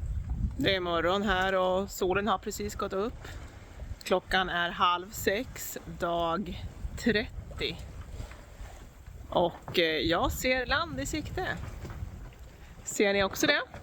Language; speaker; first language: Swedish; native; Swedish